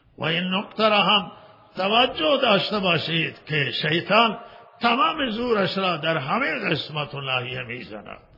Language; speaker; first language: Persian; non-native, local second language; Baluchi